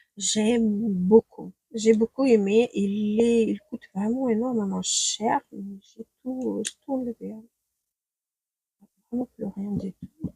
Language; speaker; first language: French; non-native, fluent; Ukrainian